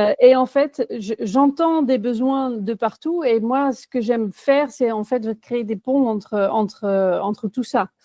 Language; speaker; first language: French; non-native, fluent; Dutch